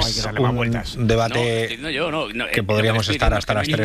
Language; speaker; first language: Spanish; native; Spanish